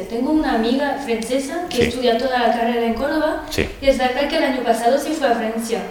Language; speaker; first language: Spanish; non-native, fluent; French